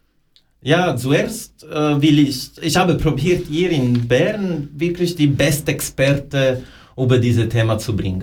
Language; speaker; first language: German; non-native, learner; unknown